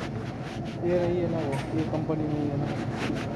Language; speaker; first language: Hindi; non-native, local second language; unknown